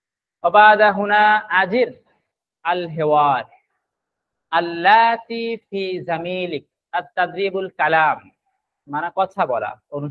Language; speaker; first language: Arabic; non-native, fluent; Bangla